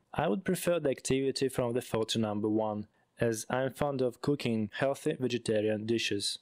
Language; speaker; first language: English; non-native, fluent; Russian